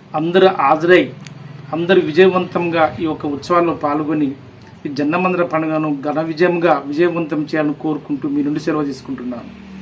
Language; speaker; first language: Telugu; native; Telugu